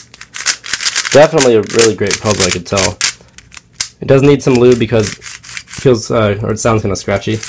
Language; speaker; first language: English; native; English